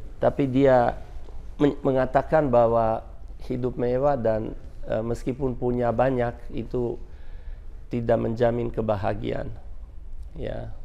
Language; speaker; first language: Indonesian; non-native, fluent; Croatian